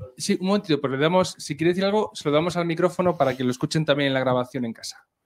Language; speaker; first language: Spanish; native; Spanish